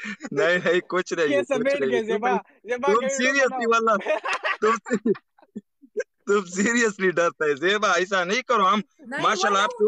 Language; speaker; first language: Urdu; non-native, local second language; Pashto